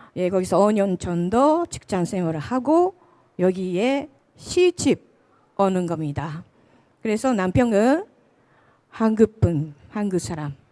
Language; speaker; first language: Korean; non-native, fluent; Japanese